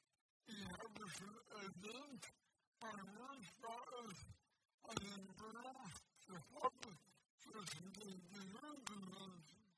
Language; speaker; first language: German; non-native, learner; Russian